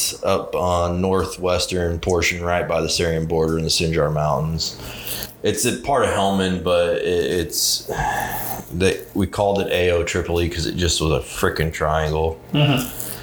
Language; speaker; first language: English; native; English